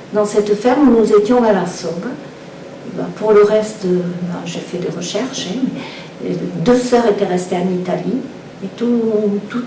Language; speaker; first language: French; early bilingual, other home language; Italian